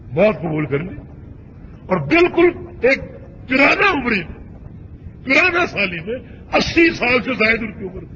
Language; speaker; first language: Urdu; native; Urdu